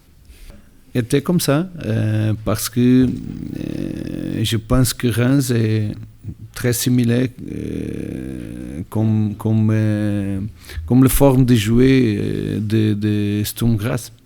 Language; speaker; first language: French; non-native, learner; Portuguese